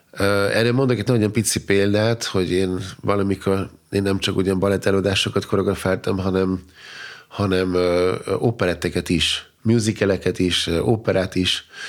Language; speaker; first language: Hungarian; non-native, fluent; German